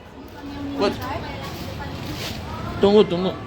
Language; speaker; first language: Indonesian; non-native, learner; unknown